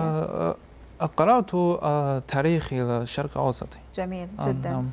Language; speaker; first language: Arabic; non-native, learner; Chinese